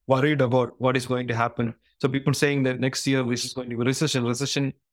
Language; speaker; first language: English; non-native, local second language; Malayalam